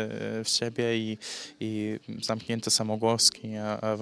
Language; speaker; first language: Polish; early bilingual, heritage; English